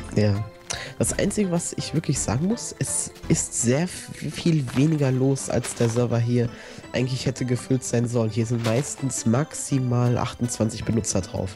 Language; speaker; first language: German; native; German